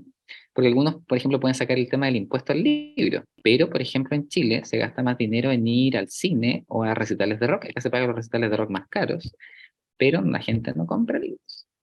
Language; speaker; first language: Spanish; native; Spanish